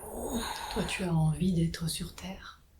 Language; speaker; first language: French; native; French